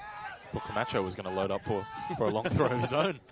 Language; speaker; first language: English; native; English